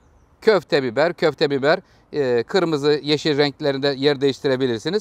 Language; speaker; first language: Turkish; native; Turkish